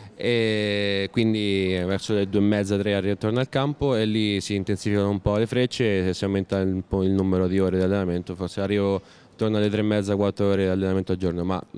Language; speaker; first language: Italian; native; Italian